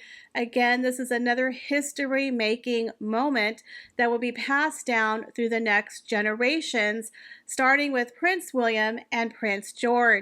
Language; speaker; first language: English; native; English